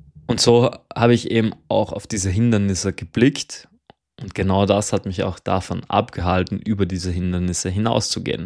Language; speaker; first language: German; native; German